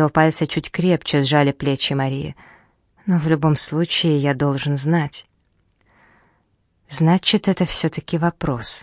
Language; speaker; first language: Russian; native; Russian